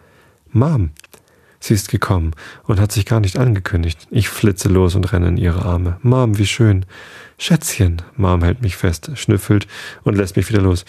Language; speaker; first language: German; native; German